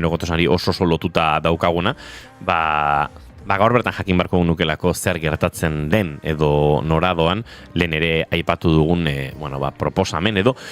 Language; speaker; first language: Basque; native; Basque